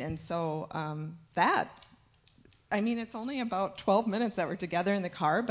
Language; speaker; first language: English; native; English